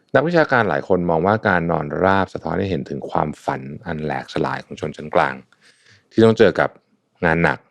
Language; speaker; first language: Thai; early bilingual, other home language; Chinese